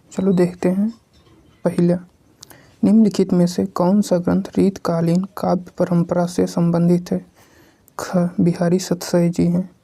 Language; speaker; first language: Hindi; native; Hindi